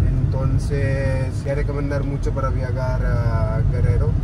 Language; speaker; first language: Spanish; non-native, learner; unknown